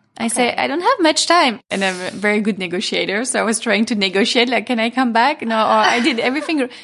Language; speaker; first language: English; non-native, fluent; French